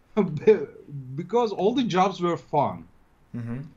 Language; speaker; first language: English; non-native, fluent; Turkish